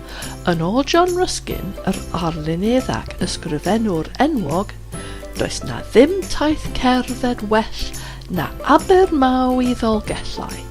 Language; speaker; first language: Welsh; non-native, fluent; English